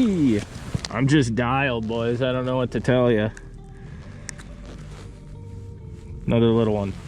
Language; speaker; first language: English; native; English